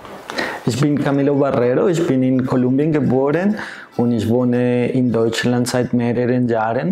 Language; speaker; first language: German; non-native, fluent; Spanish